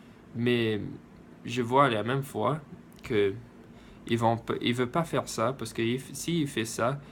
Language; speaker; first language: French; non-native, learner; English